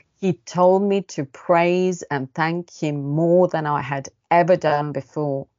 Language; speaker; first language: English; early bilingual, other home language; Estonian